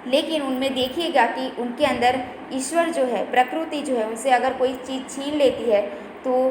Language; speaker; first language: Hindi; non-native, local second language; Gujarati